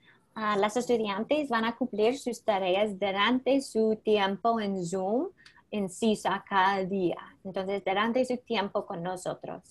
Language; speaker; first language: Spanish; non-native, fluent; English